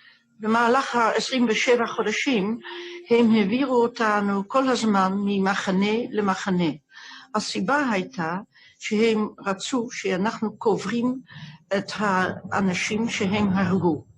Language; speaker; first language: Hebrew; non-native, fluent; Dutch